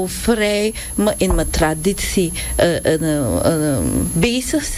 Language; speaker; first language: Dutch; non-native, local second language; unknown